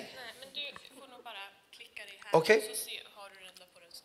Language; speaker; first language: Swedish; native; Swedish